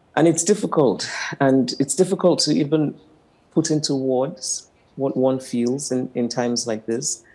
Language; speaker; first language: English; non-native, local second language; Igbo